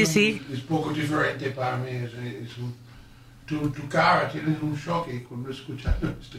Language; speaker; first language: Spanish; non-native, learner; English